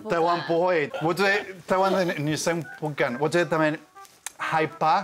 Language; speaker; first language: Chinese; non-native, fluent; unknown